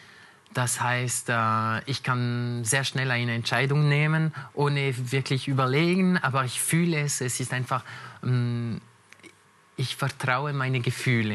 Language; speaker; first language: German; non-native, local second language; French